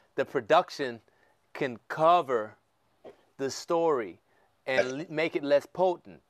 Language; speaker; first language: English; native; English